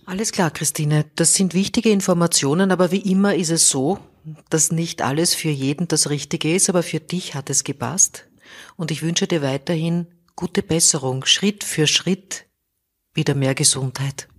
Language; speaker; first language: German; native; German